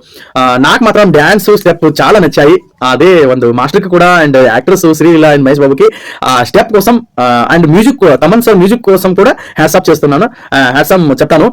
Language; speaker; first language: Telugu; non-native, learner; Kannada